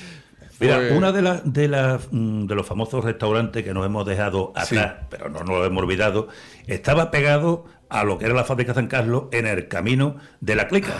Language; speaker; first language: Spanish; native; Spanish